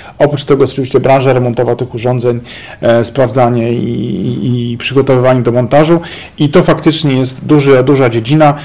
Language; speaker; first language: Polish; native; Polish